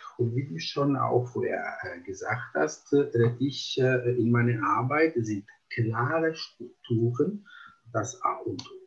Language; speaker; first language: German; non-native, fluent; Italian